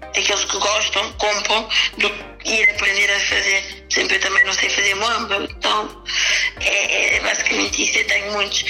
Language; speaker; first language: Portuguese; early bilingual, other home language; Kabuverdianu